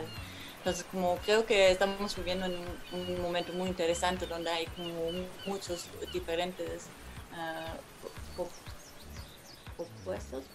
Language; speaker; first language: Spanish; non-native, fluent; German